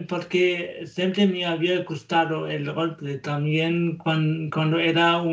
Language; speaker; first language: Spanish; non-native, learner; German